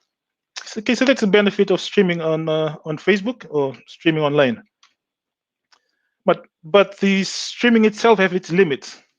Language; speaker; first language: English; non-native, local second language; Fijian